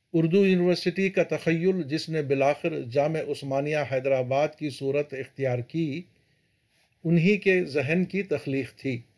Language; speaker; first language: Urdu; native; Urdu